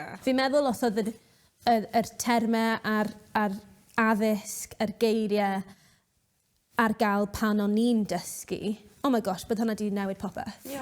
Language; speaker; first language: Welsh; native; Welsh